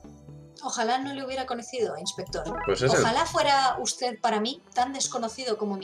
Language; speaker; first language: Spanish; native; Spanish